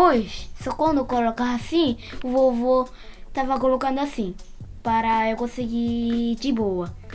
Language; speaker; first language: Portuguese; early bilingual, heritage; Portuguese